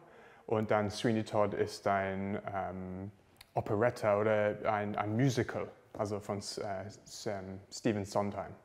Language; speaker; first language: German; non-native, learner; English